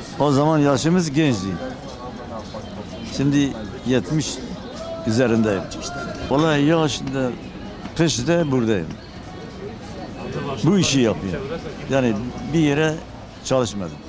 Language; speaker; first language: Turkish; non-native, local second language; Kurdish